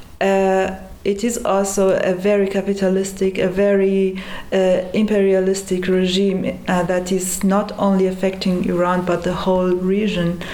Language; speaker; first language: English; non-native, fluent; Persian